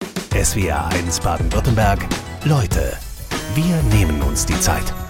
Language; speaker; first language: German; native; German